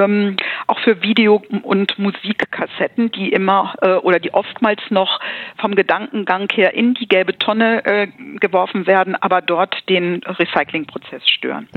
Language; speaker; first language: German; native; German